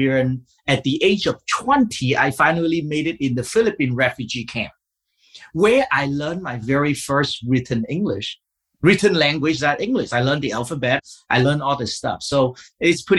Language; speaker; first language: English; non-native, fluent; Vietnamese